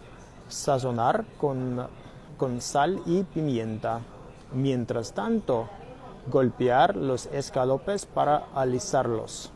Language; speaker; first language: Spanish; non-native, learner; Russian